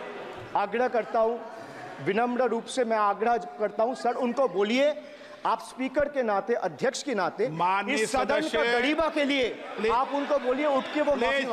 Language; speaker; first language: Hindi; non-native, local second language; Bangla